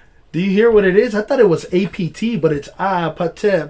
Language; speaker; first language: English; early bilingual, other home language; Spanish